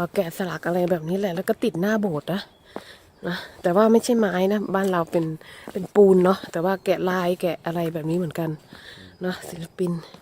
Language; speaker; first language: Thai; native; Thai